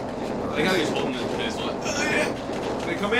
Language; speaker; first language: English; native; English